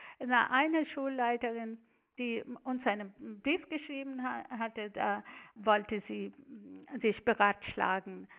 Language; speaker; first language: German; non-native, fluent; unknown